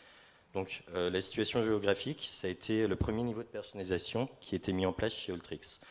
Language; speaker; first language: French; native; French